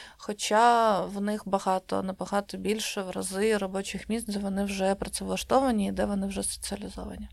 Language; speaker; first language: Ukrainian; non-native, local second language; Russian